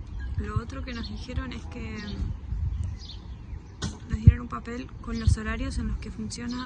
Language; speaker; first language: Spanish; native; Spanish